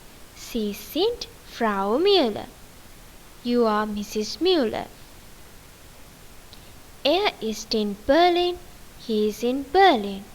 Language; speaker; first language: German; non-native, learner; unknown